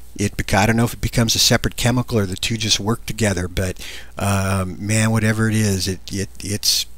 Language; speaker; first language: English; native; English